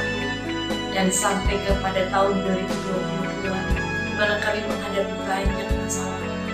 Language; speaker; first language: Indonesian; native; Indonesian